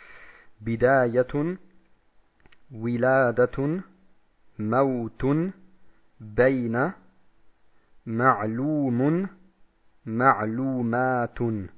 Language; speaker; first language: Arabic; non-native, fluent; German